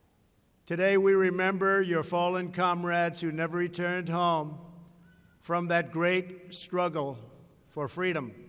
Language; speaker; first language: English; native; English